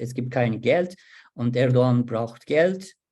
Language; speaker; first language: German; non-native, learner; Turkish